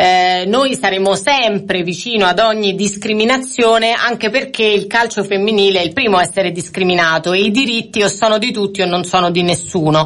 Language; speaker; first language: Italian; native; Italian